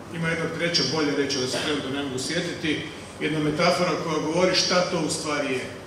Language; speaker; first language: Croatian; native; Croatian